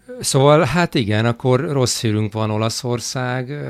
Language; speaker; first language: Hungarian; native; Hungarian